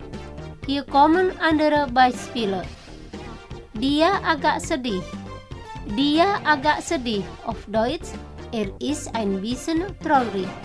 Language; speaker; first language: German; non-native, fluent; Indonesian